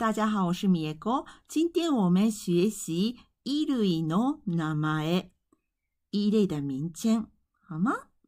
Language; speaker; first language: Chinese; non-native, fluent; Japanese